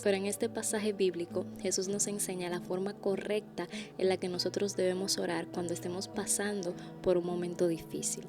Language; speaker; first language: Spanish; native; Spanish